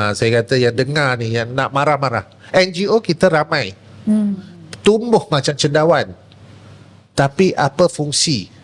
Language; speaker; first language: Malay; non-native, local second language; Chinese